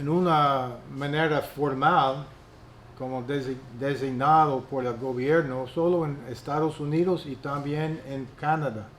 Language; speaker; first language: Spanish; non-native, fluent; English